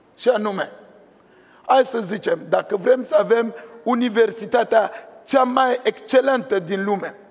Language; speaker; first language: Romanian; non-native, fluent; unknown